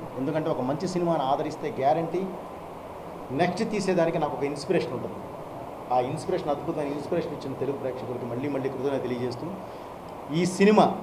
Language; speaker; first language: Telugu; native; Telugu